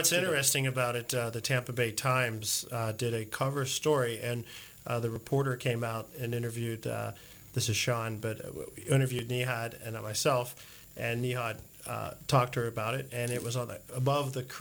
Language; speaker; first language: English; native; English